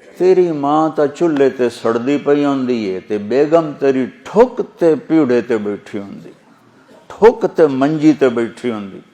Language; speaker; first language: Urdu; non-native, local second language; Punjabi